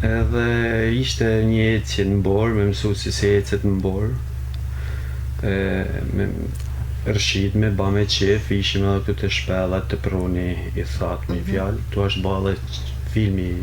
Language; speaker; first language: Albanian; native; Albanian